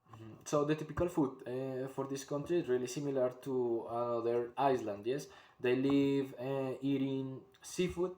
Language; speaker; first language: English; non-native, learner; Spanish